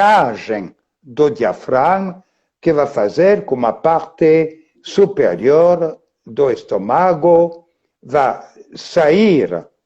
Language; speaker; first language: Portuguese; non-native, fluent; French